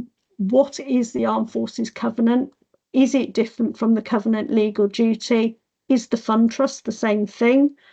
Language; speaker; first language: English; native; English